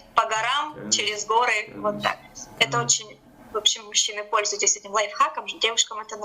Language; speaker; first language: Russian; native; Russian